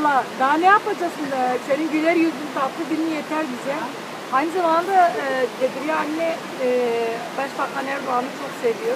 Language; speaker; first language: Turkish; native; Turkish